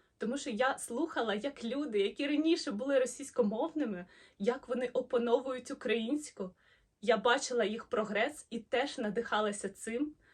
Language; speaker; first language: Ukrainian; non-native, local second language; Russian